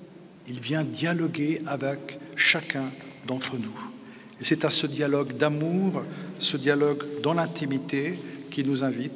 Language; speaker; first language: French; native; French